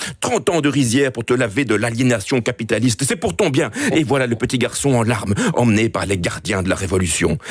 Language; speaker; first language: French; native; French